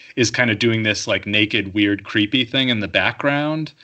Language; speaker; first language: English; native; English